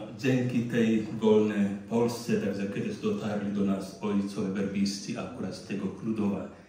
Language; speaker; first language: Polish; non-native, fluent; Indonesian